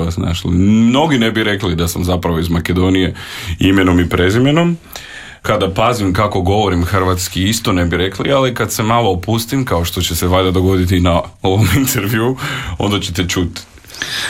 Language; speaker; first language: Croatian; non-native, fluent; Macedonian